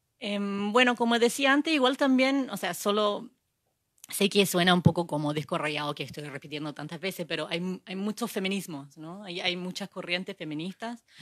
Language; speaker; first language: Spanish; non-native, fluent; English